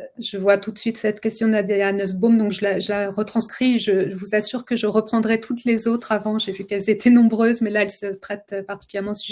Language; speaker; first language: French; native; French